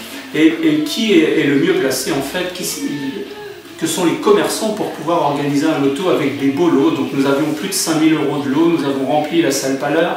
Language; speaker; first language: French; native; French